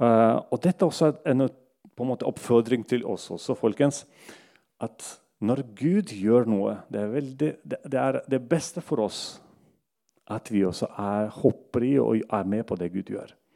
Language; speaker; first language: Norwegian; non-native, local second language; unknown